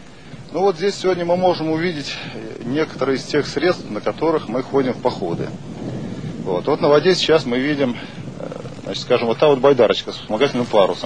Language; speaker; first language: Russian; native; Russian